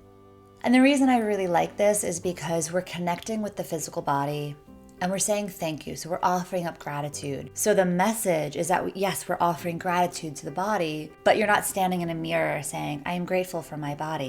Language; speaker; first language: English; native; English